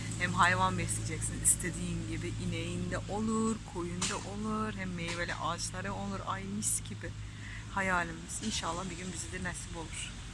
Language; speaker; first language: Turkish; non-native, fluent; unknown